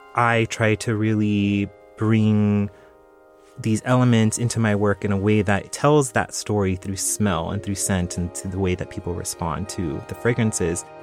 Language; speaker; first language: English; native; English